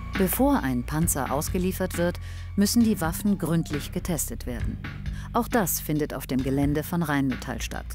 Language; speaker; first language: German; native; German